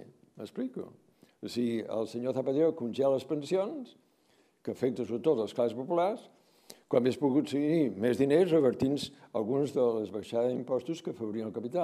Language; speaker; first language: Catalan; native; Catalan